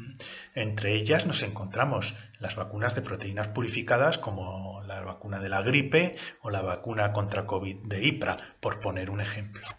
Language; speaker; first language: Spanish; native; Spanish